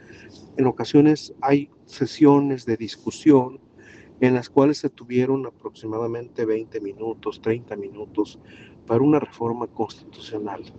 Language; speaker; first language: Spanish; native; Spanish